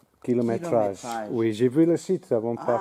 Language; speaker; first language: French; non-native, learner; English